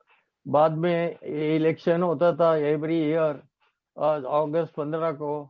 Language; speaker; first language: Hindi; non-native, local second language; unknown